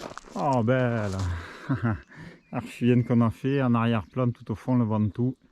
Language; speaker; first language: French; native; French